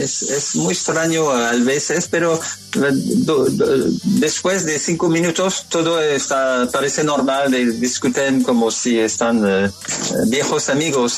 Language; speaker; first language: Spanish; non-native, learner; French